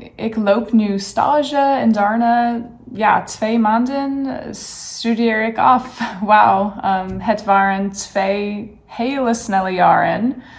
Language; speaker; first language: Dutch; non-native, learner; English